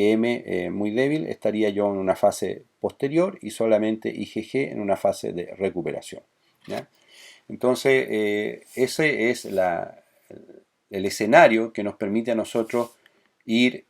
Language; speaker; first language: Spanish; native; Spanish